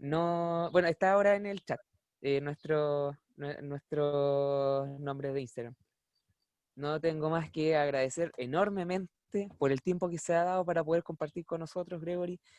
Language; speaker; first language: Spanish; native; Spanish